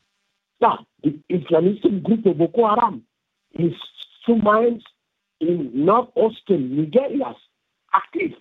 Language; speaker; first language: German; non-native, fluent; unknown